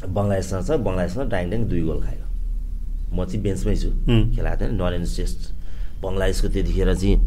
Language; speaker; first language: Nepali; native; Nepali